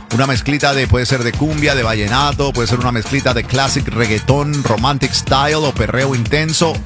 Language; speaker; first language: Spanish; early bilingual, heritage; Spanish